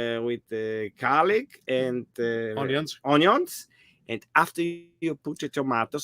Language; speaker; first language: English; non-native, learner; German